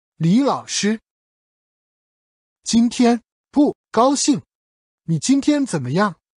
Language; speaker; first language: Chinese; non-native, learner; English